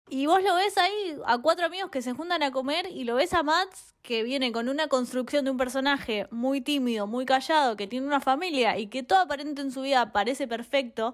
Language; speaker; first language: Spanish; native; Spanish